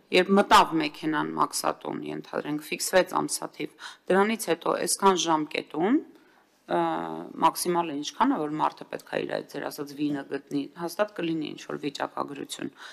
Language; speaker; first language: Armenian; native; Armenian